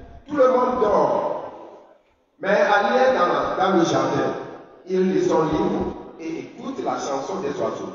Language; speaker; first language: French; non-native, fluent; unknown